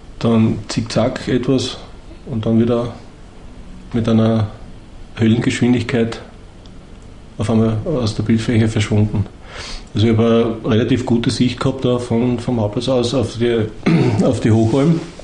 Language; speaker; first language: German; native; German